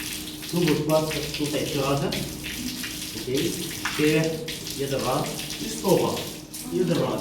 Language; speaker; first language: Polish; non-native, learner; Arabic